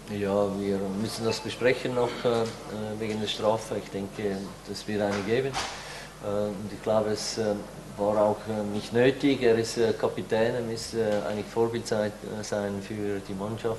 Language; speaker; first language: German; non-native, fluent; Swiss German